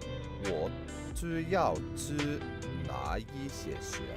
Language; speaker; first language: Chinese; non-native, learner; English